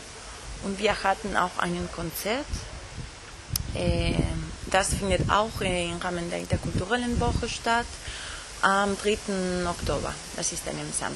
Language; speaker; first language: German; non-native, fluent; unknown